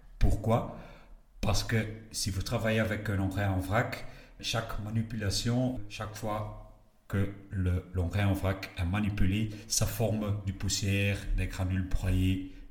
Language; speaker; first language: French; non-native, local second language; Dutch